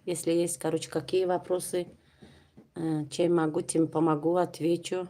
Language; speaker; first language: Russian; non-native, local second language; Tajik